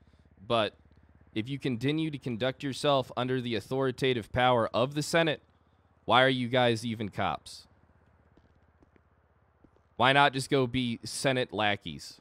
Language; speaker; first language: English; native; English